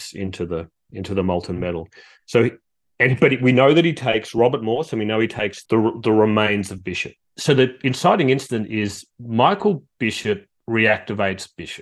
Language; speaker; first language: English; native; English